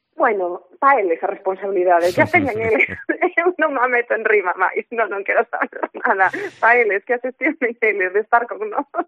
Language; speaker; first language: Galician; non-native, local second language; Spanish